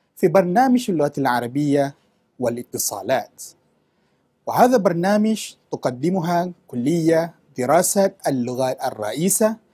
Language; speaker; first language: Arabic; non-native, fluent; Malay